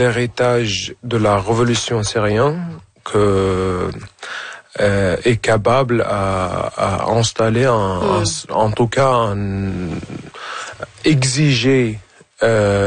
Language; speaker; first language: French; non-native, fluent; Arabic